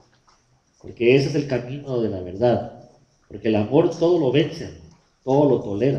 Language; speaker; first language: Spanish; native; Spanish